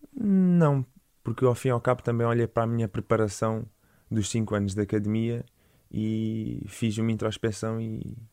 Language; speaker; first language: Portuguese; native; Portuguese